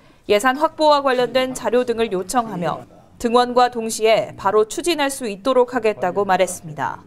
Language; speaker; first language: Korean; native; Korean